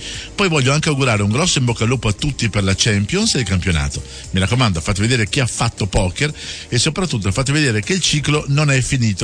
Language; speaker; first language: Italian; native; Italian